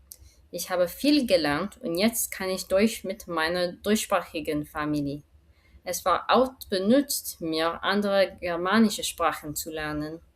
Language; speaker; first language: German; non-native, learner; English